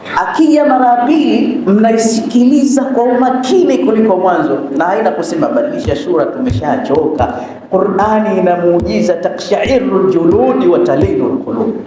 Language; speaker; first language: Swahili; native; Swahili